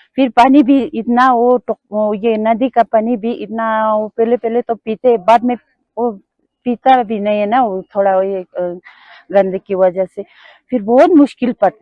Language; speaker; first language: Hindi; non-native, local second language; Ladakhi